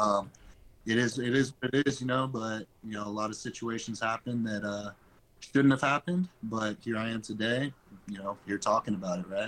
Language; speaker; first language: English; native; English